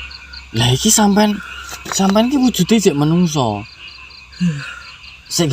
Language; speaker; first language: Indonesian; non-native, local second language; Javanese